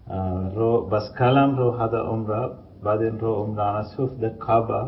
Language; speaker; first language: Arabic; non-native, learner; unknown